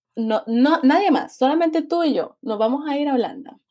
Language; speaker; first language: Spanish; native; Spanish